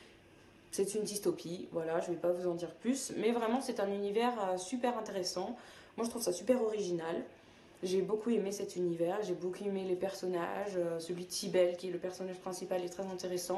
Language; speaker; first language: French; native; French